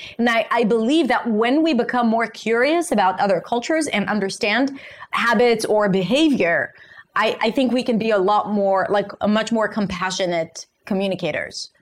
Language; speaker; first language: English; non-native, fluent; Hebrew